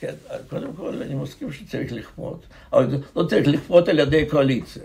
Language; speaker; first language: Hebrew; non-native, fluent; Russian